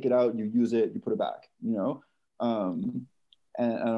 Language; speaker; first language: English; native; English